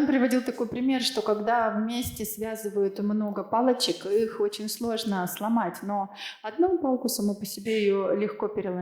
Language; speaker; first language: Russian; native; Russian